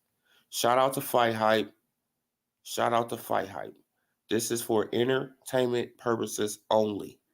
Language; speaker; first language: English; native; English